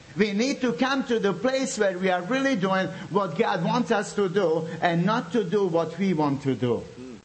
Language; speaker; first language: English; non-native, fluent; Bosnian